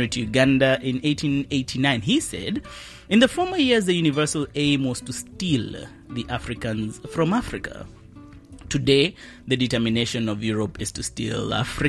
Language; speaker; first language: English; non-native, local second language; Kikuyu